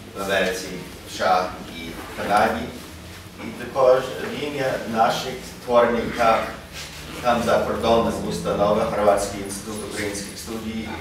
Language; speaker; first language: Ukrainian; early bilingual, heritage; English